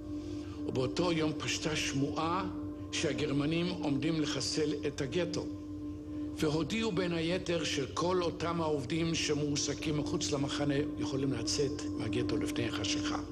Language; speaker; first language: Hebrew; non-native, fluent; Yiddish